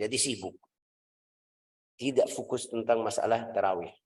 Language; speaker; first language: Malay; non-native, fluent; Arabic